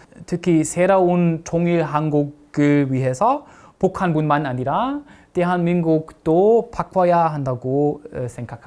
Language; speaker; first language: Korean; non-native, fluent; German